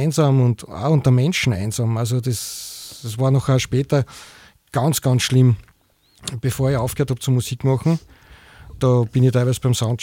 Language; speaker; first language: German; native; German